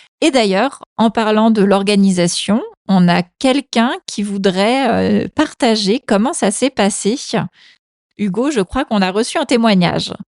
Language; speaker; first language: French; native; French